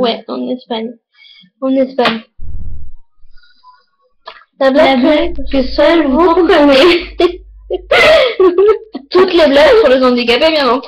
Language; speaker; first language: French; native; French